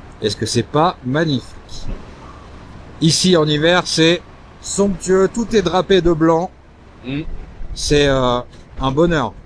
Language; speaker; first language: French; native; French